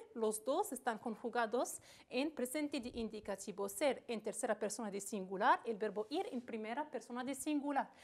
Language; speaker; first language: Spanish; non-native, fluent; Arabic